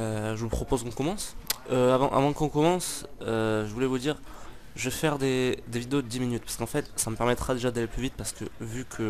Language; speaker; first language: French; native; French